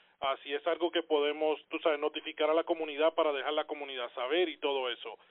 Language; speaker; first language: Spanish; early bilingual, heritage; Spanish